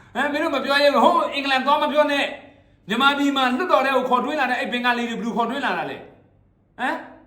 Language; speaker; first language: Burmese; native; Burmese